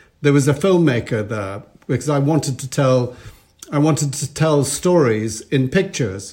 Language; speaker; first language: English; native; English